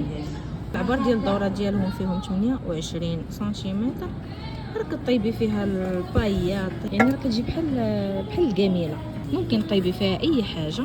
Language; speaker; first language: Arabic; native; Arabic